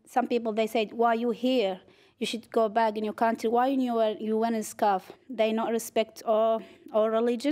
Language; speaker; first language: English; non-native, learner; Arabic